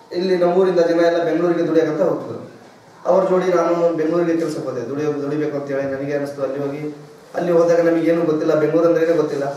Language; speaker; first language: Kannada; non-native, local second language; Lambadi